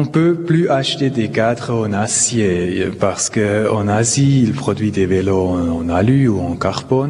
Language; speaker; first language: French; non-native, local second language; Swiss German